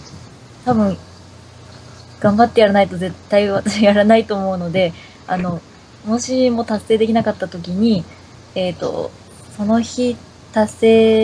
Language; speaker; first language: Japanese; native; Japanese